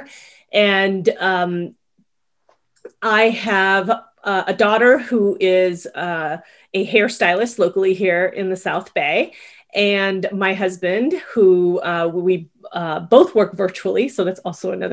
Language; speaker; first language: English; native; English